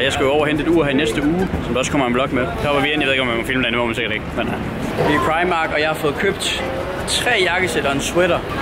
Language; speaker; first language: Danish; native; Danish